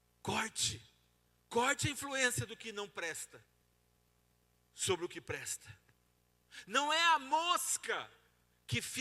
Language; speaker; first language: Portuguese; native; Portuguese